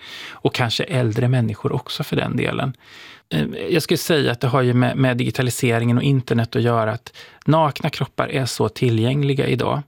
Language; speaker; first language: Swedish; native; Swedish